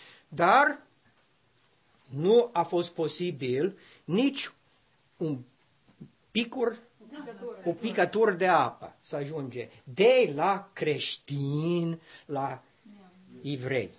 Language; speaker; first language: Romanian; non-native, learner; English